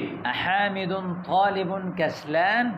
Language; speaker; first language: Arabic; non-native, fluent; Urdu